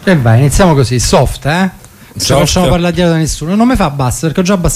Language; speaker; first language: Italian; native; Italian